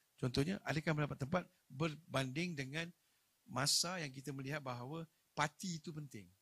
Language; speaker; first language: Malay; native; Malay